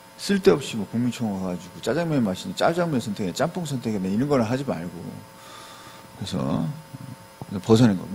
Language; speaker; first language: Korean; native; Korean